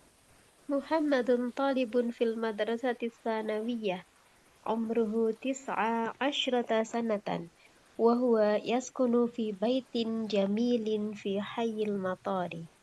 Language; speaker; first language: Arabic; non-native, learner; Indonesian